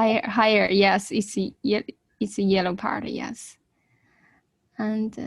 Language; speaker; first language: English; non-native, learner; Chinese